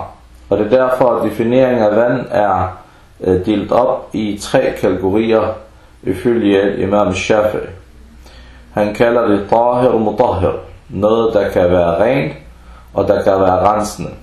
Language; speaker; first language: Danish; early bilingual, other home language; Arabic